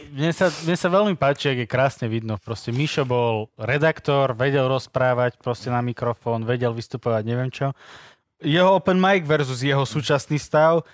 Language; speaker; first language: Slovak; native; Slovak